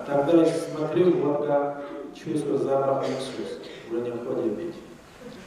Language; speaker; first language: Russian; non-native, learner; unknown